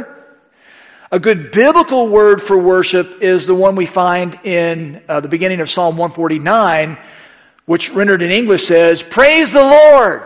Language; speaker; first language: English; native; English